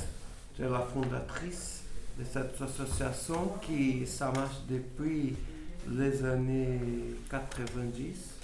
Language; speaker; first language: French; non-native, learner; Portuguese